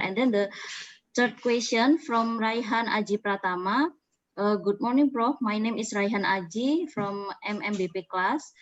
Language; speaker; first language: English; non-native, learner; Indonesian